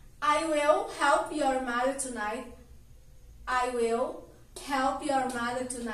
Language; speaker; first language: English; non-native, learner; Portuguese